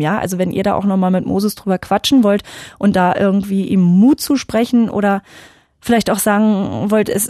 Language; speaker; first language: German; native; German